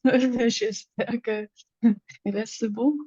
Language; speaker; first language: French; non-native, learner; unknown